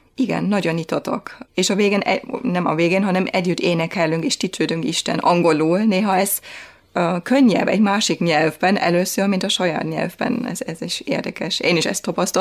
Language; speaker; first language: Hungarian; non-native, fluent; German